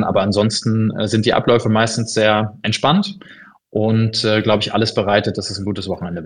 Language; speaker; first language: German; native; German